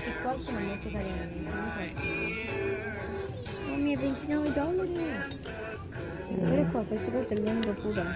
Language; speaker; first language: Italian; early bilingual, heritage; English